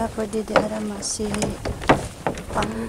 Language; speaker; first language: Norwegian; non-native, learner; Filipino